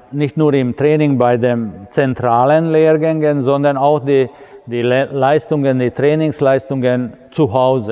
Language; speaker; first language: German; non-native, fluent; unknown